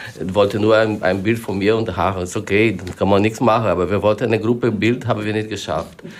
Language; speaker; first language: German; non-native, fluent; Portuguese